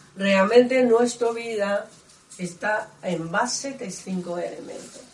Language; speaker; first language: Spanish; non-native, learner; Chinese